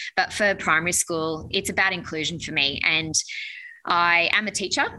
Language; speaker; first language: English; native; English